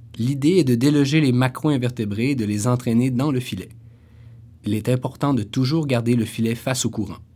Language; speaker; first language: French; native; French